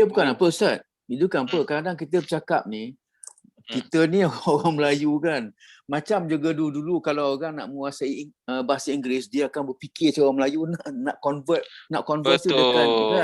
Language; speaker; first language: Malay; native; Malay